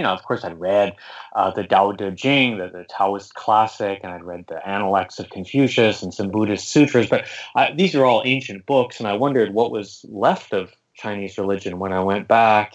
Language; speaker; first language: English; native; English